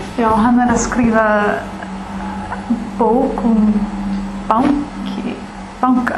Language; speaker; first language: Icelandic; non-native, learner; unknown